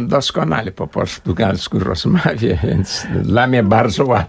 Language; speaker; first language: Polish; early bilingual, heritage; Portuguese